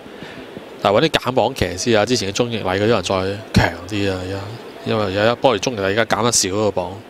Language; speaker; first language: Cantonese; native; Cantonese